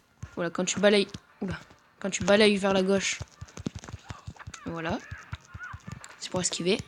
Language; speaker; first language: French; native; French